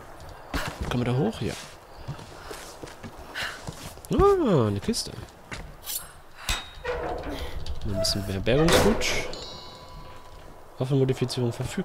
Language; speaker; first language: German; native; German